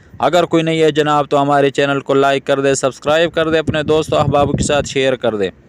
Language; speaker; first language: Urdu; non-native, local second language; Pashto